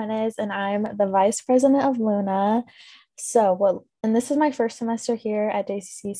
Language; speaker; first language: English; native; English